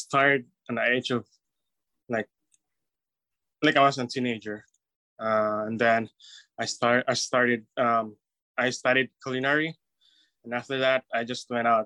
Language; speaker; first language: English; non-native, local second language; Cebuano